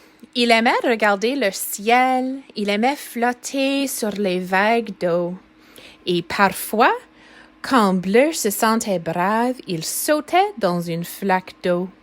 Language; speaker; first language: French; non-native, fluent; English